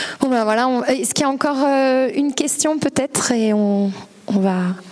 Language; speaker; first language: French; native; French